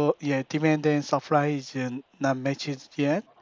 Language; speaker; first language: English; non-native, learner; Korean